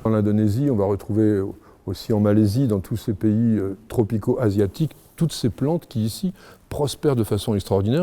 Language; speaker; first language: French; native; French